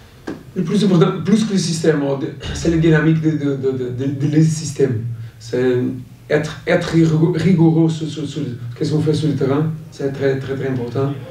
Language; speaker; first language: French; non-native, fluent; Portuguese